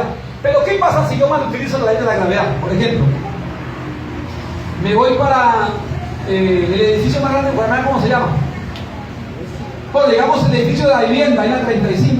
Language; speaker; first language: Spanish; native; Spanish